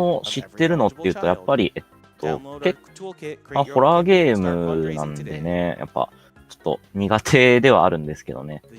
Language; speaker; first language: Japanese; native; Japanese